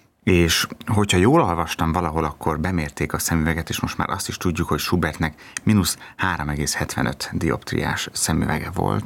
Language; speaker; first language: Hungarian; native; Hungarian